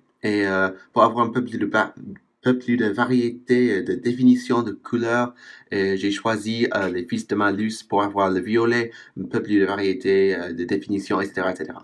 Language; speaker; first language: French; non-native, fluent; English